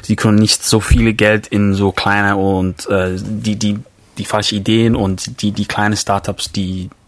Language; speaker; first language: German; non-native, fluent; English